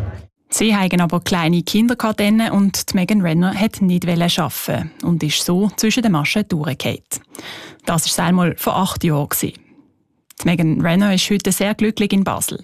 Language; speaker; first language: German; native; German